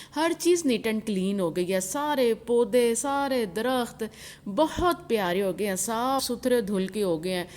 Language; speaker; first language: Urdu; non-native, local second language; Punjabi